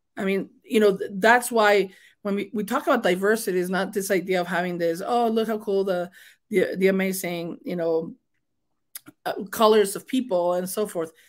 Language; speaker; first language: English; non-native, fluent; Spanish